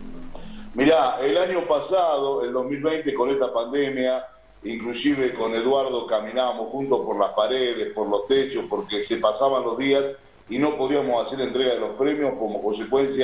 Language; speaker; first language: Spanish; native; Spanish